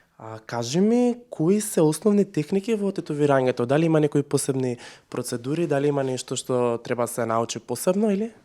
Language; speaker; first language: Macedonian; native; Macedonian